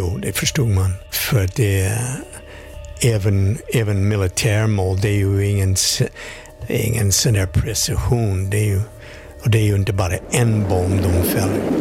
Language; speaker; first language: Swedish; non-native, fluent; English